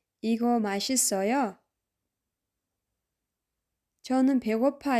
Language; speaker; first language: Korean; non-native, fluent; Kyrgyz